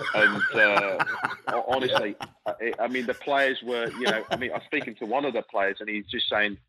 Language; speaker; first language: English; native; English